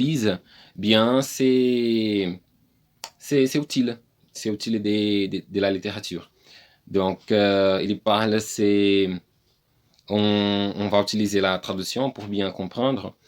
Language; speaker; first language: French; non-native, learner; Portuguese